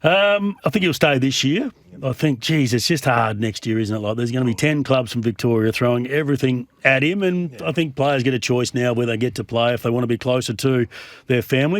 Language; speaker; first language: English; native; English